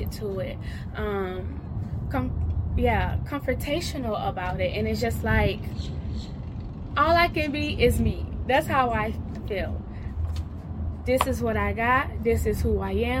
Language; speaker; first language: English; native; English